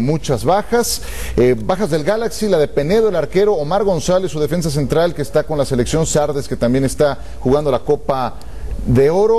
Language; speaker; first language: Spanish; native; Spanish